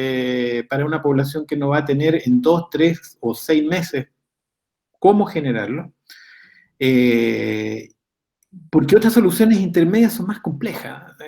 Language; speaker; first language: Spanish; native; Spanish